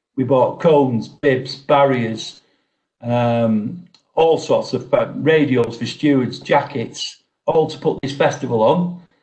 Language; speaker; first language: English; native; English